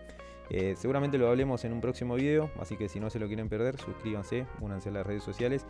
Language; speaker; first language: Spanish; native; Spanish